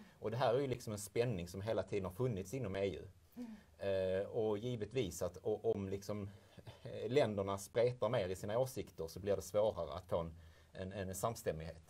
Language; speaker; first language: Swedish; native; Swedish